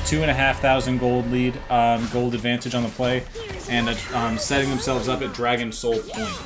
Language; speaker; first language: English; native; English